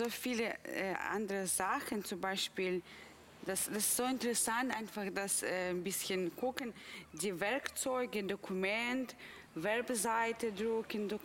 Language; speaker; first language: German; non-native, fluent; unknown